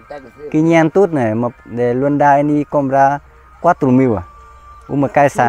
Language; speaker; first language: Portuguese; non-native, learner; Vietnamese